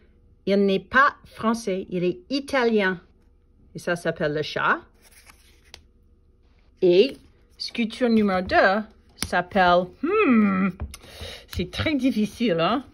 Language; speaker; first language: French; non-native, fluent; English